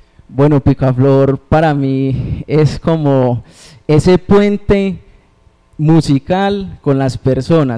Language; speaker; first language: Spanish; native; Spanish